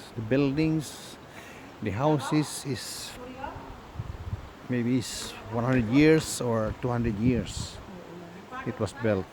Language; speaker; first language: English; non-native, learner; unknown